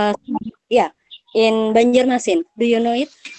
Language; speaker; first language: English; non-native, learner; Banjar